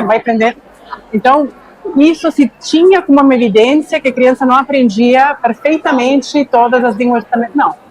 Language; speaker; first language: Portuguese; non-native, fluent; Spanish